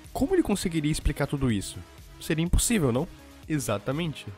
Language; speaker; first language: Portuguese; native; Portuguese